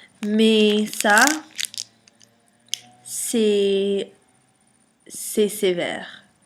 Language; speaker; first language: French; non-native, learner; English